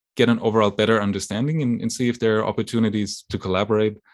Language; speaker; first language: English; non-native, fluent; German